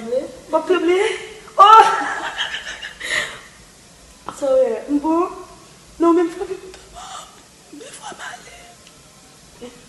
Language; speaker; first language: French; non-native, learner; Haitian Creole